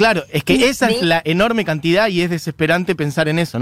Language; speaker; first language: Spanish; native; Spanish